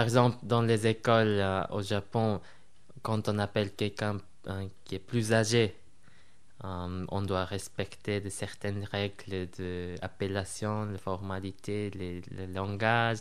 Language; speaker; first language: French; non-native, fluent; Japanese